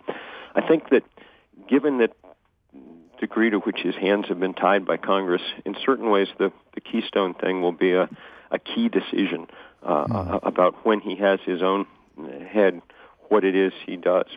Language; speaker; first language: English; native; English